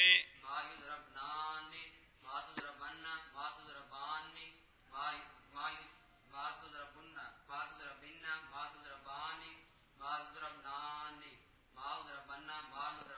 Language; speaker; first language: Arabic; non-native, learner; Punjabi